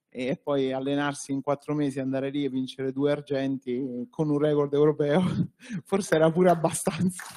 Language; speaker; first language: Italian; native; Italian